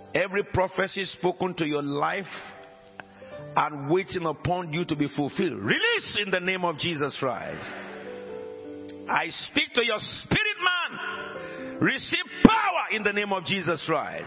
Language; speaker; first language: English; non-native, local second language; Akan